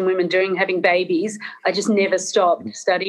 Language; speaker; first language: English; native; English